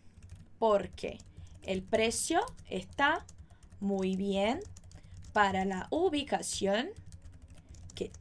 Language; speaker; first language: Spanish; non-native, fluent; Portuguese